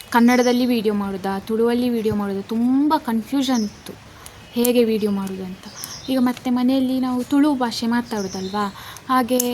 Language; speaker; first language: Kannada; non-native, local second language; Tulu